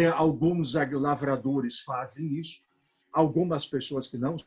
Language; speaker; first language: Portuguese; native; Portuguese